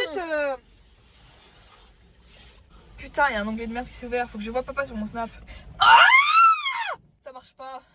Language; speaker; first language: French; native; French